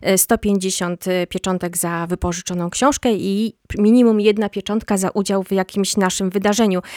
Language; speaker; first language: Polish; native; Polish